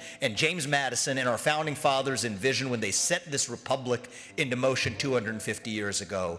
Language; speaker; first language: English; native; English